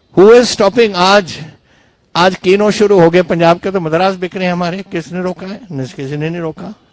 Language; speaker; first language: Hindi; non-native, local second language; Punjabi